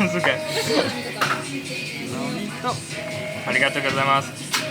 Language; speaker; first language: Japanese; non-native, learner; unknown